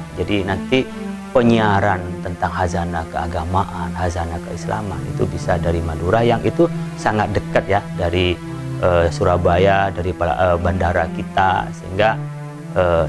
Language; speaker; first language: Indonesian; non-native, local second language; Madurese